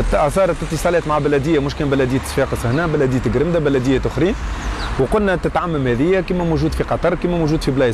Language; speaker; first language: Arabic; native; Arabic